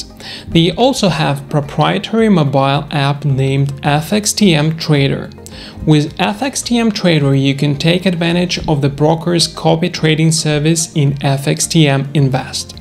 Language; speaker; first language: English; non-native, fluent; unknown